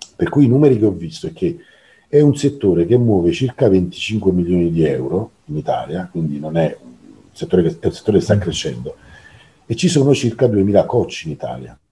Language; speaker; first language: Italian; native; Italian